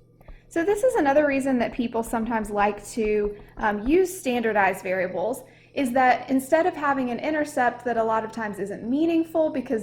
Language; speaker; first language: English; native; English